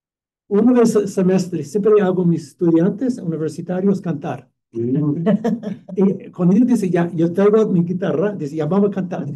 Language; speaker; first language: Spanish; non-native, fluent; English